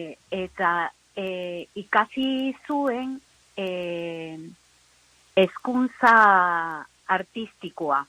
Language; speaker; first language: Basque; non-native, learner; Spanish